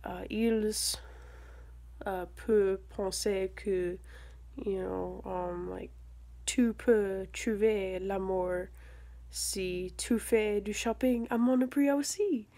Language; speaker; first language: French; non-native, learner; English